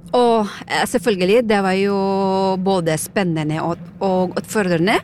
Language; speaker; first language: Norwegian; non-native, fluent; Filipino